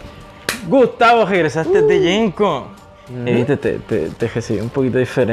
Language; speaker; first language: Spanish; native; Spanish